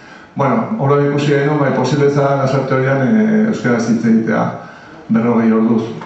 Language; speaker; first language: Basque; native; Basque